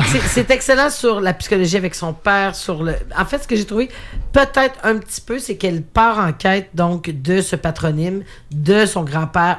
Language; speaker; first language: French; native; French